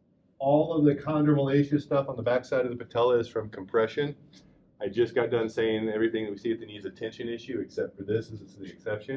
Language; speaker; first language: English; native; English